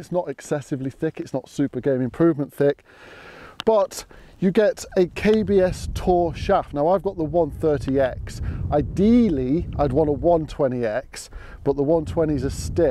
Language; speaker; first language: English; native; English